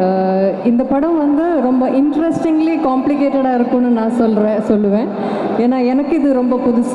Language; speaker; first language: Tamil; non-native, fluent; Malayalam